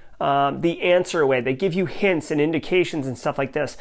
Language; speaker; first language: English; native; English